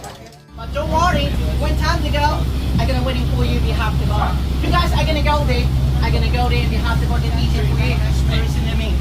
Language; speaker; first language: English; non-native, learner; Thai